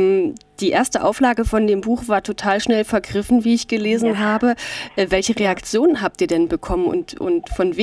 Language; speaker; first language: German; native; German